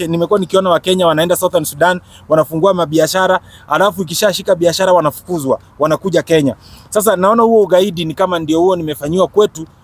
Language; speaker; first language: Swahili; native; Swahili